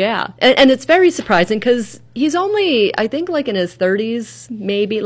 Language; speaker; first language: English; native; English